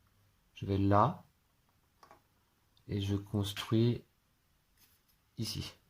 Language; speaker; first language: French; native; French